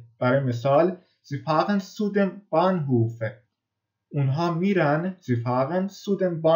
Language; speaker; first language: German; non-native, fluent; Persian